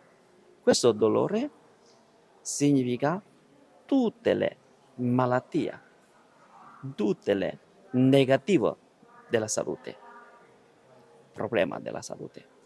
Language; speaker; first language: Italian; non-native, learner; Chinese